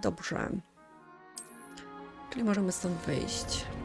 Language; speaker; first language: Polish; native; Polish